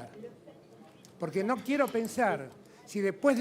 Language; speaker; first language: Spanish; native; Spanish